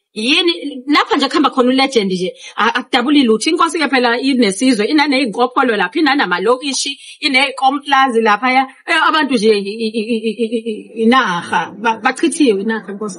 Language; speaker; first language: Zulu; non-native, local second language; South Ndebele